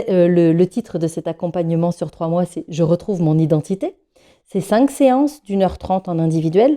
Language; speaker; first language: French; native; French